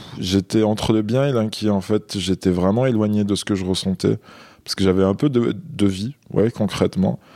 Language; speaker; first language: French; non-native, local second language; Kabyle